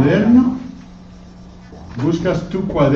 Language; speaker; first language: Spanish; non-native, fluent; English